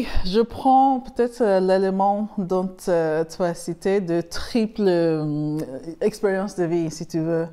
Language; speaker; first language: French; non-native, fluent; English